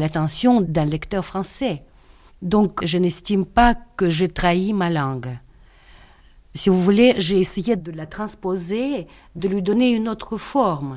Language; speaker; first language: French; non-native, fluent; Russian